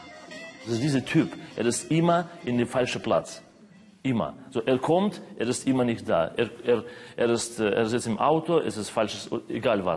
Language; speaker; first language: German; non-native, learner; Russian